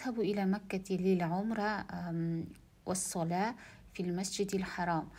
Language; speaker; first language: Arabic; non-native, learner; Kazakh